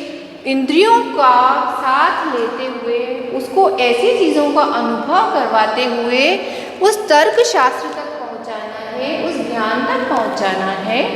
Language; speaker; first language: Hindi; native; Hindi